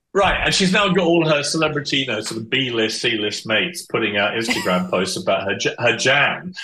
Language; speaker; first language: English; native; English